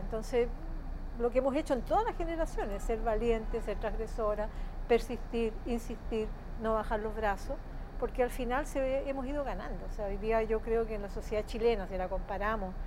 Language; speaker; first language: Spanish; native; Spanish